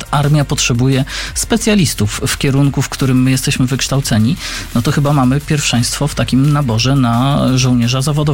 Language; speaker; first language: Polish; native; Polish